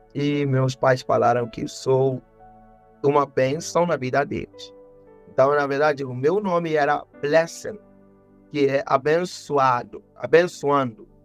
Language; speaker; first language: Portuguese; non-native, fluent; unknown